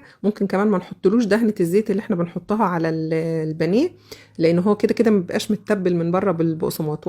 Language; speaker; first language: Arabic; native; Arabic